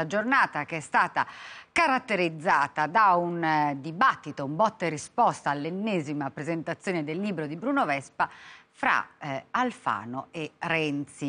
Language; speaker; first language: Italian; native; Italian